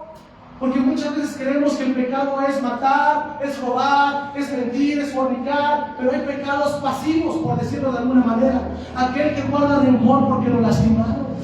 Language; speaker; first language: Spanish; native; Spanish